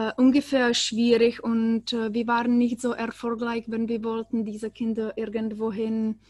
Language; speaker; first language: German; non-native, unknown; Czech